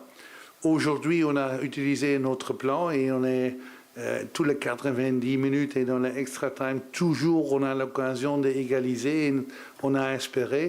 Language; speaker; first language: French; non-native, learner; Dutch